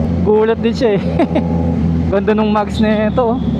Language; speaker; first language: Filipino; native; Filipino